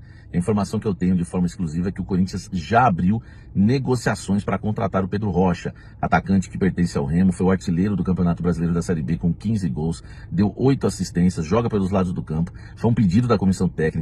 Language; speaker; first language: Portuguese; native; Portuguese